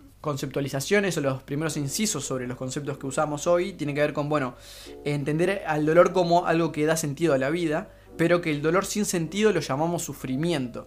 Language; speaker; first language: Spanish; native; Spanish